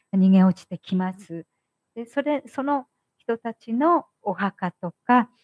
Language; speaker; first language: Japanese; native; Japanese